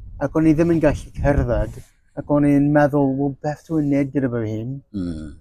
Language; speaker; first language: Welsh; non-native, fluent; English